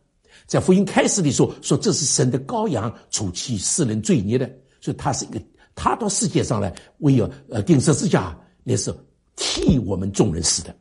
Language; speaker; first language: Chinese; native; Chinese